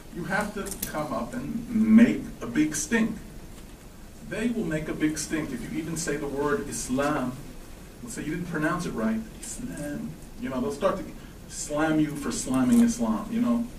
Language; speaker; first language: English; native; English